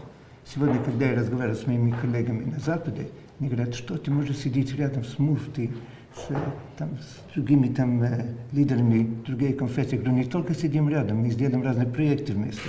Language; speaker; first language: Russian; non-native, fluent; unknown